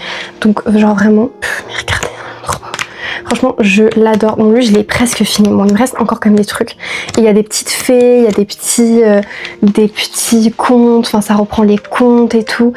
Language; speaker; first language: French; native; French